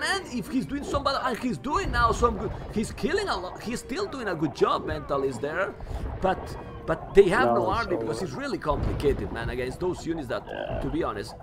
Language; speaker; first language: English; non-native, fluent; Spanish